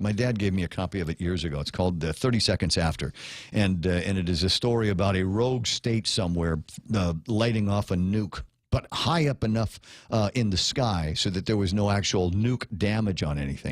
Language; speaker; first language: English; native; English